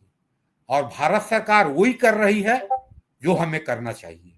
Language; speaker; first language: Hindi; native; Hindi